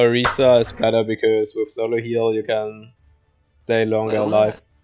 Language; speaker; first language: English; non-native, learner; German